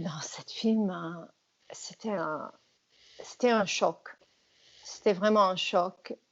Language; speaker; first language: French; non-native, fluent; English